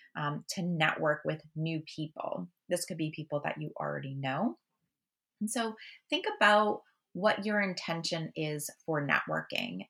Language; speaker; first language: English; native; English